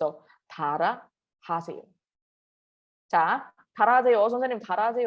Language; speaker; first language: Korean; non-native, fluent; Malay